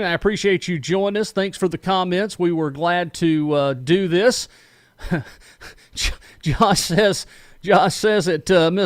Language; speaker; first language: English; native; English